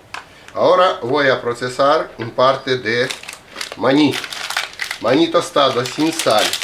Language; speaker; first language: Spanish; non-native, fluent; Russian